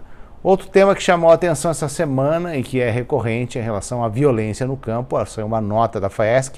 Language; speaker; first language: Portuguese; native; Portuguese